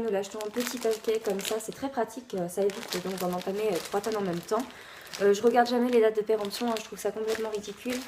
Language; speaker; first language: French; native; French